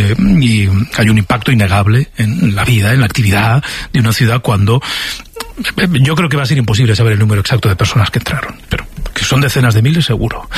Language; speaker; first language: Spanish; native; Spanish